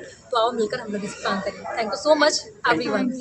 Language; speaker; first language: Hindi; native; Hindi